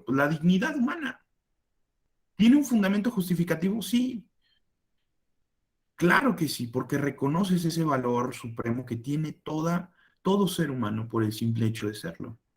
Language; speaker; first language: Spanish; native; Spanish